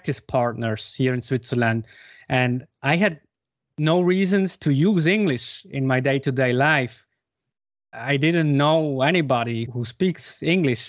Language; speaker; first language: English; non-native, fluent; Swiss German